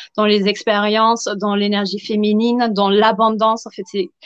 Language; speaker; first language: French; non-native, fluent; German